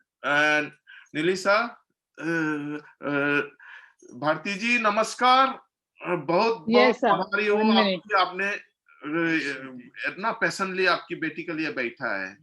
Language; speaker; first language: Hindi; non-native, local second language; Manipuri